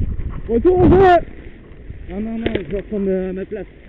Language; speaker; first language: French; native; French